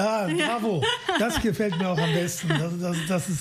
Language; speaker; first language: German; native; German